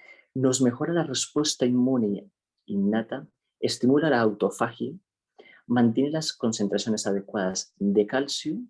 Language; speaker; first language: Spanish; native; Spanish